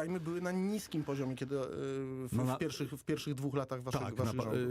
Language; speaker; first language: Polish; native; Polish